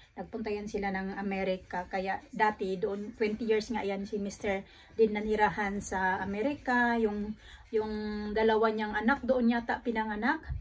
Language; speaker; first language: Filipino; native; Filipino